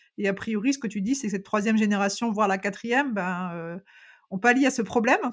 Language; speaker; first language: French; native; French